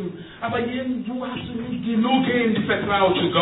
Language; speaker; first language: German; non-native, learner; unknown